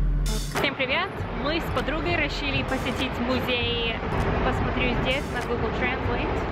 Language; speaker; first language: Russian; non-native, learner; English